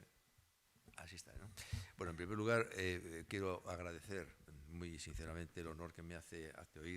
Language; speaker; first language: Spanish; native; Spanish